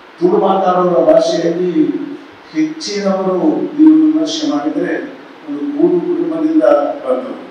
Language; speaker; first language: Kannada; non-native, local second language; Tulu